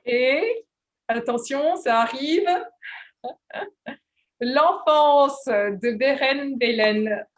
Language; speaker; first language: French; native; French